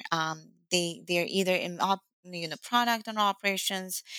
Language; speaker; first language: English; non-native, fluent; Chinese